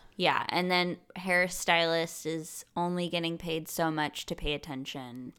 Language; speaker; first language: English; native; English